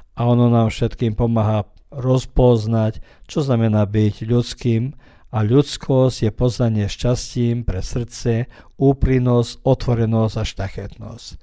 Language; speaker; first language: Slovak; early bilingual, heritage; Slovak